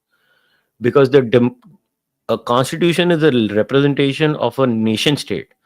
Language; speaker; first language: English; non-native, local second language; Hindi